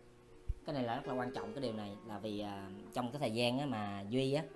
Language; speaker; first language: Vietnamese; native; Vietnamese